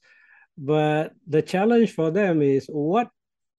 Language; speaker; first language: English; non-native, local second language; Malay